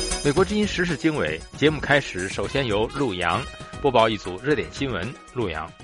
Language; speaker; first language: Chinese; native; Chinese